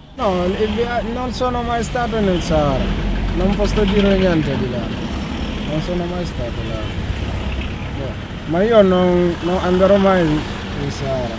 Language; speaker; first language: Italian; non-native, learner; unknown